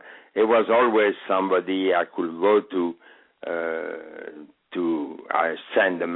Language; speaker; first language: English; non-native, fluent; French